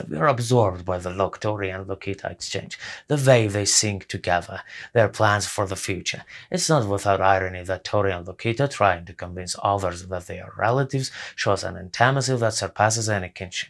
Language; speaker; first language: English; non-native, fluent; Persian